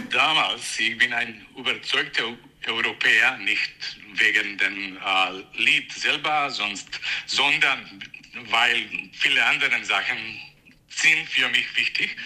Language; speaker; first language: German; non-native, fluent; Macedonian